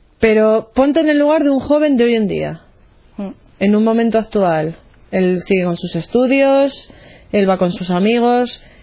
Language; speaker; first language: Spanish; native; Spanish